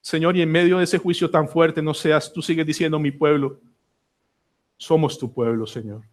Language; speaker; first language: Spanish; native; Spanish